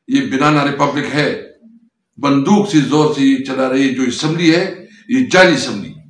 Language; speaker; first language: Urdu; non-native, local second language; Pashto